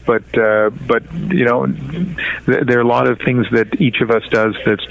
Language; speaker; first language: English; native; English